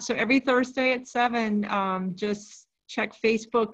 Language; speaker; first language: English; native; English